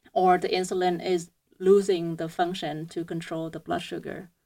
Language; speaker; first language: English; non-native, fluent; Vietnamese